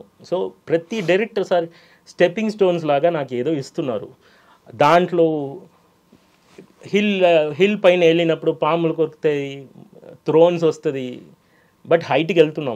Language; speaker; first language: Telugu; non-native, local second language; Tamil